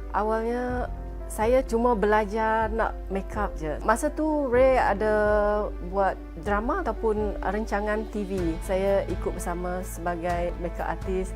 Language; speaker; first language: Malay; non-native, local second language; Iban